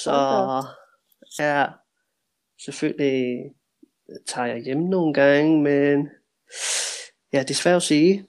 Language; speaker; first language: Danish; early bilingual, heritage; Danish